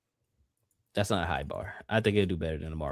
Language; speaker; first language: English; native; English